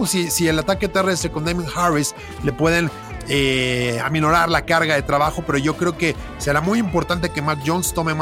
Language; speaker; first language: Spanish; native; Spanish